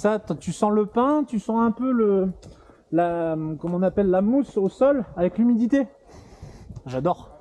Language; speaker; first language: French; native; French